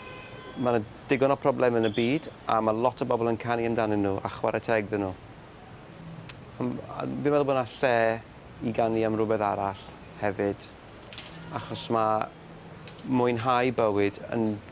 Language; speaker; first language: Welsh; native; Welsh